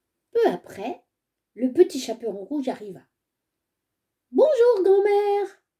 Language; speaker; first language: French; native; French